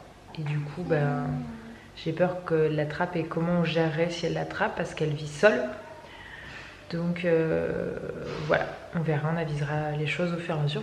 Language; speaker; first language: French; native; French